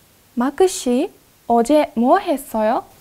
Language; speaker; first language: Korean; non-native, fluent; Kyrgyz